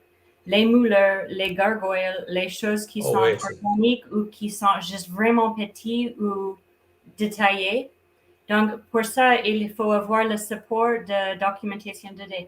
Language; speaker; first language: French; non-native, fluent; English